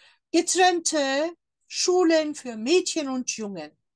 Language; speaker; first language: German; non-native, fluent; Turkish